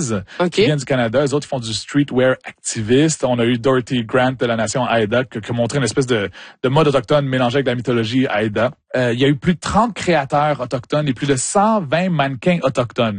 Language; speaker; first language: French; native; French